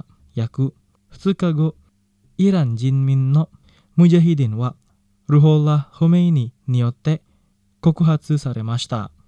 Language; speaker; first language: Japanese; non-native, fluent; Indonesian